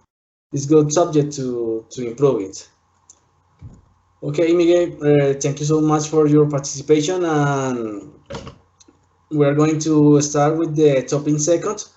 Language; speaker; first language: English; non-native, learner; Spanish